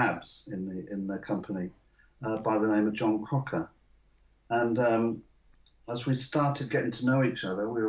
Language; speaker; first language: English; native; English